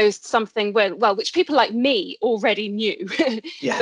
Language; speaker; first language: English; native; English